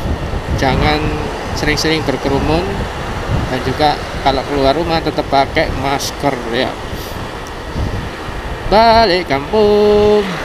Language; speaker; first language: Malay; non-native, local second language; Javanese